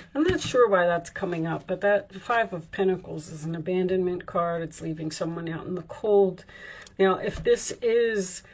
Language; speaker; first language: English; native; English